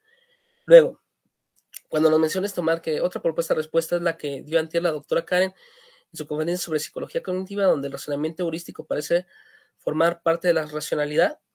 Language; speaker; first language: Spanish; native; Spanish